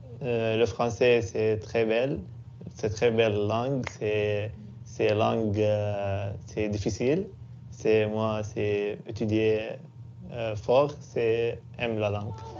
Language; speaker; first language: French; non-native, learner; Arabic